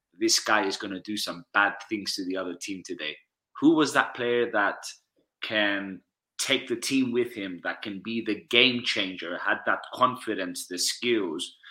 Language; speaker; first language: English; non-native, learner; Portuguese